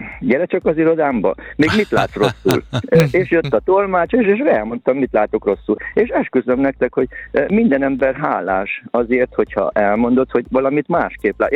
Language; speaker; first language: Hungarian; native; Hungarian